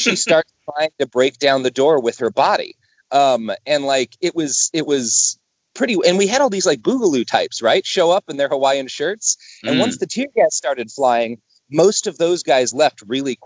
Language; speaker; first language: English; native; English